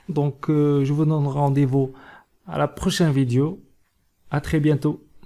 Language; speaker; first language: French; non-native, local second language; Arabic